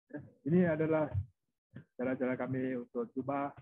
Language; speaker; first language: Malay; non-native, local second language; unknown